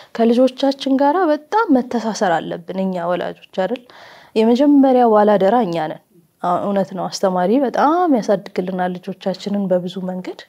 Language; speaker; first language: Amharic; native; Amharic